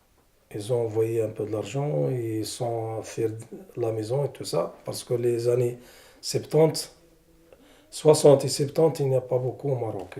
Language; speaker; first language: French; non-native, learner; Arabic